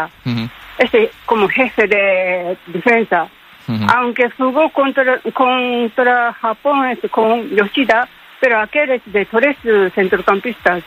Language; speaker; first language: Spanish; non-native, learner; Japanese